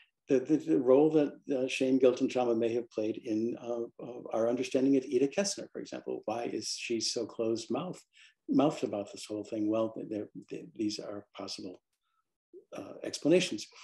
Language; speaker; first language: English; native; English